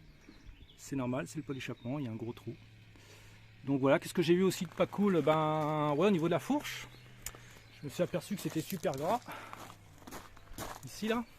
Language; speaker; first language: French; native; French